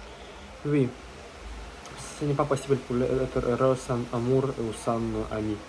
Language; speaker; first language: French; non-native, learner; Russian